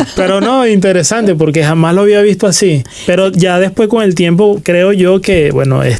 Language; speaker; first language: Spanish; native; Spanish